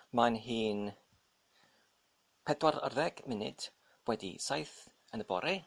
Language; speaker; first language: Welsh; non-native, local second language; English